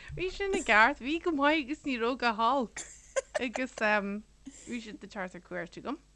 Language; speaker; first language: Irish; native; Irish